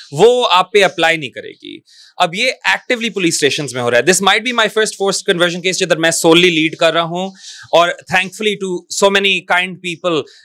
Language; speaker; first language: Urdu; non-native, local second language; Punjabi